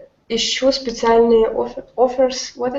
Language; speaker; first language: English; non-native, learner; Russian